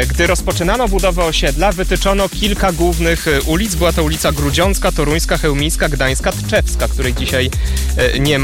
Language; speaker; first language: Polish; native; Polish